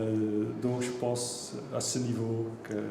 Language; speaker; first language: French; non-native, local second language; Dutch